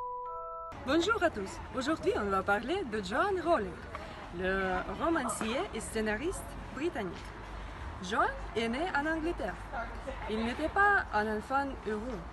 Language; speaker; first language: French; non-native, learner; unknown